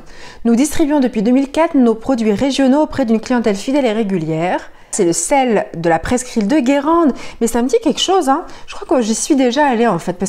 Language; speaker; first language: French; native; French